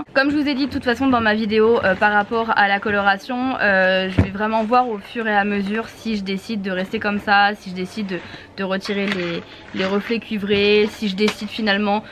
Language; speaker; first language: French; native; French